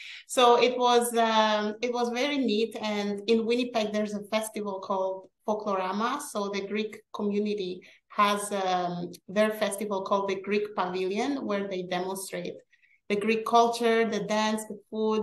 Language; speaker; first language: English; early bilingual, other home language; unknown